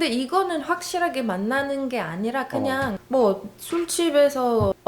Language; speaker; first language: Korean; non-native, learner; Arabic